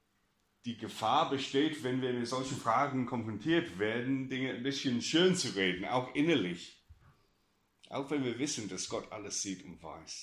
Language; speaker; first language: German; non-native, fluent; English